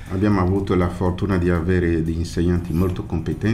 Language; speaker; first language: Italian; non-native, fluent; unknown